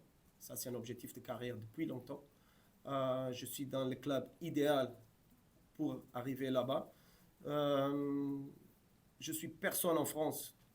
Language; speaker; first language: French; non-native, fluent; Portuguese